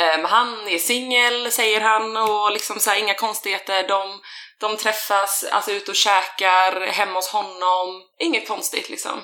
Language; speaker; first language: Swedish; native; Swedish